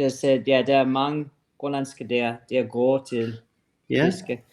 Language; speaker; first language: Danish; non-native, learner; English